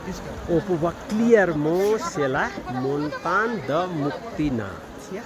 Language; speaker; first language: French; non-native, learner; Nepali